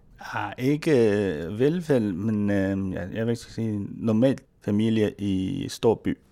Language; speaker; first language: Danish; non-native, fluent; Chinese